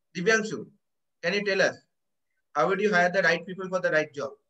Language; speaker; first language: English; non-native, local second language; Bangla